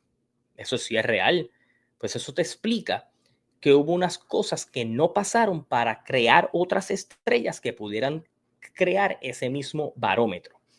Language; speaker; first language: Spanish; native; Spanish